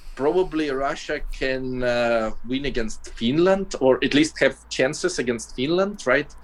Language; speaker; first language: English; non-native, fluent; Russian